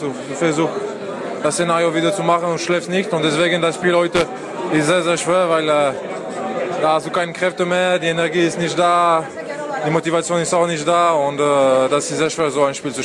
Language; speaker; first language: German; non-native, fluent; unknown